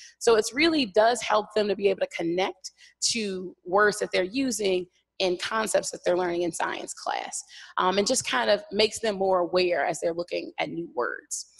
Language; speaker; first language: English; native; English